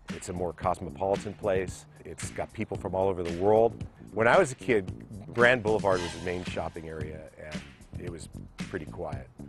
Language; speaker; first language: English; native; English